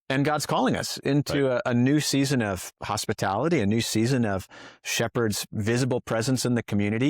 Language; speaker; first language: English; native; English